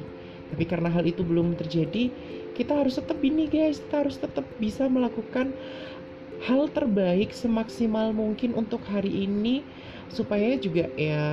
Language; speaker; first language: Indonesian; native; Indonesian